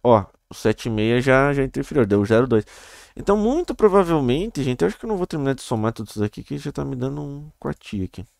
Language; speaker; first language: Portuguese; native; Portuguese